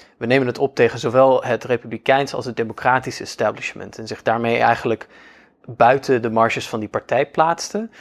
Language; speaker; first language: Dutch; native; Dutch